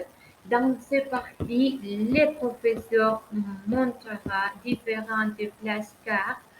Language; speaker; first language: French; non-native, learner; Spanish